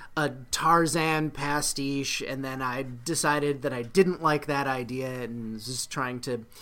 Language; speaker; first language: English; native; English